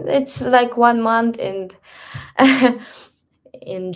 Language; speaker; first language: English; non-native, learner; Russian